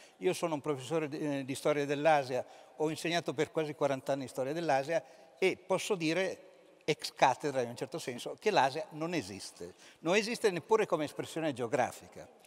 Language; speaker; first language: Italian; native; Italian